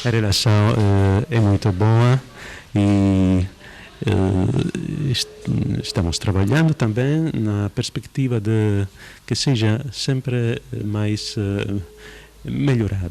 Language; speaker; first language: Portuguese; non-native, fluent; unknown